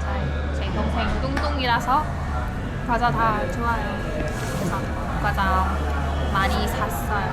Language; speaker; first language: Korean; non-native, learner; Thai